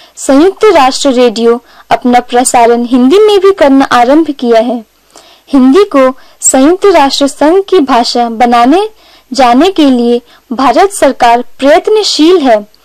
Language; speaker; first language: Hindi; native; Hindi